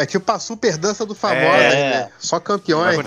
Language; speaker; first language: Portuguese; native; Portuguese